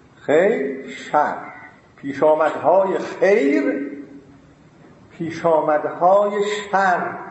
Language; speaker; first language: Persian; non-native, local second language; Azerbaijani